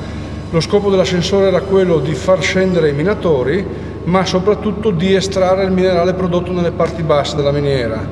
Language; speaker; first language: Italian; native; Italian